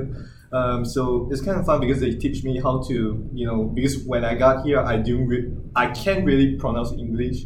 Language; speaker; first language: English; non-native, local second language; Chinese